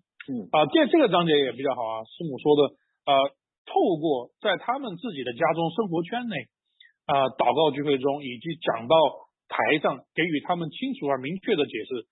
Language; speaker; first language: Chinese; native; Chinese